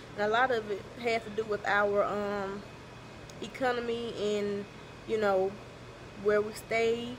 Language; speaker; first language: English; native; English